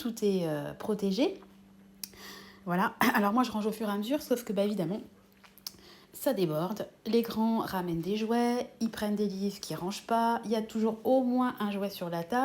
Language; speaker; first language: French; native; French